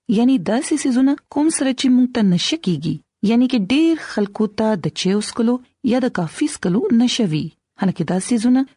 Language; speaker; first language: Pashto; non-native, local second language; Punjabi